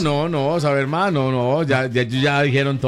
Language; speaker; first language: Spanish; native; Spanish